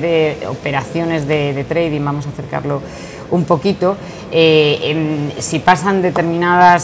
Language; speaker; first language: Spanish; native; Spanish